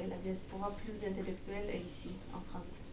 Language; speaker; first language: French; non-native, fluent; Armenian